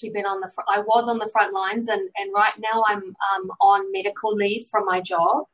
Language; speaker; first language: English; native; English